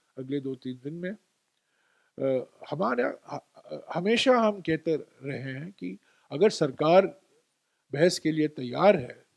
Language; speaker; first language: Hindi; non-native, local second language; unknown